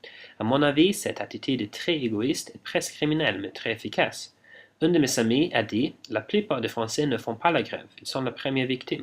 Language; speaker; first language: French; non-native, fluent; English